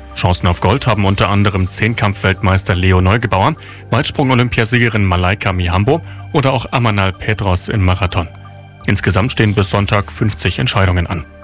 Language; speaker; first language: German; native; German